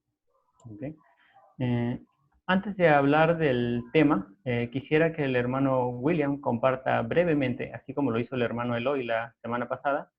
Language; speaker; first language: Spanish; native; Spanish